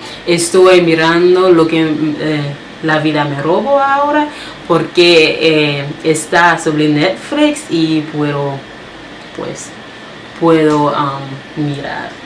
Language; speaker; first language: Spanish; non-native, learner; Haitian Creole